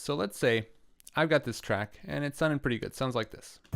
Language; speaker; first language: English; native; English